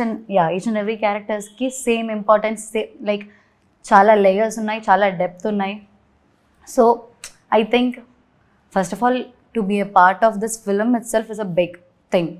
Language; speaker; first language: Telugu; non-native, learner; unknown